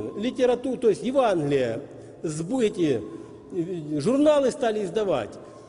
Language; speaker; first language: Russian; native; Russian